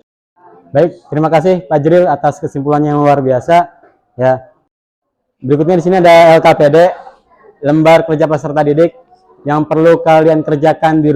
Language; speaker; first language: Indonesian; native; Indonesian